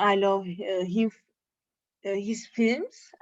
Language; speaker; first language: English; non-native, learner; Turkish